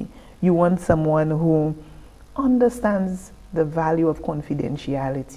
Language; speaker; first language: English; native; English